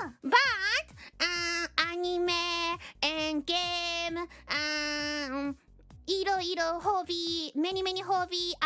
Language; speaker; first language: Japanese; non-native, learner; Indonesian